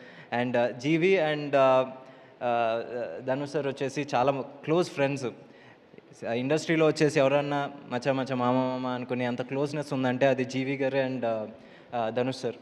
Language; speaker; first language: Telugu; native; Telugu